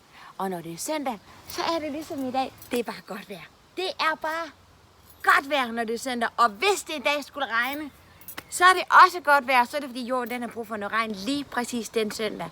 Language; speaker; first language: Danish; native; Danish